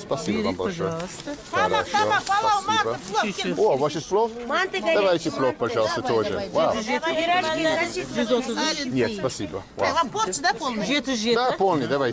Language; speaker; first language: Russian; non-native, learner; English